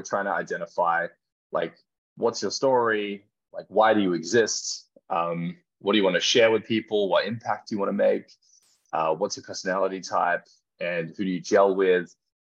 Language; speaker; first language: English; native; English